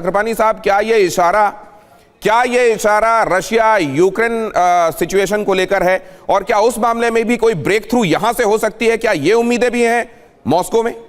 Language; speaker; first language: Hindi; native; Hindi